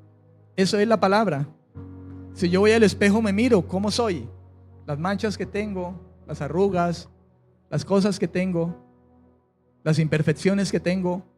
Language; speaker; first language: Spanish; native; Spanish